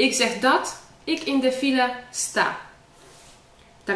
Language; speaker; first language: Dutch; non-native, fluent; Polish